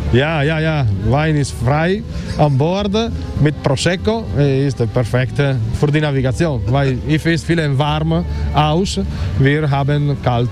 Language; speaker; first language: German; non-native, learner; Italian